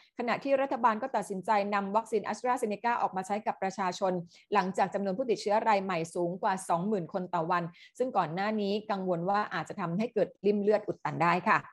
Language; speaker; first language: Thai; native; Thai